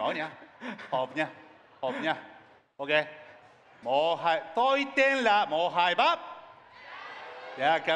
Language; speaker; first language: Vietnamese; non-native, learner; Japanese